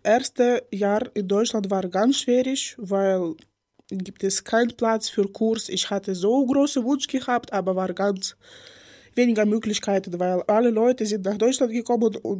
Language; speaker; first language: German; non-native, learner; Ukrainian